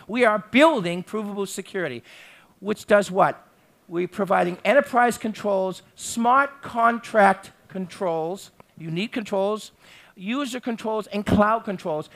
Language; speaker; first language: English; native; English